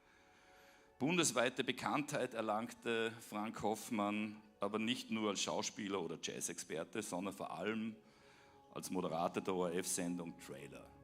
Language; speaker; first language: German; native; German